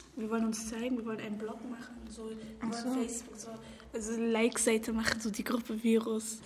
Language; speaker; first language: German; early bilingual, other home language; Turkish